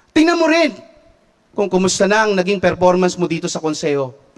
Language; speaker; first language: Filipino; native; Filipino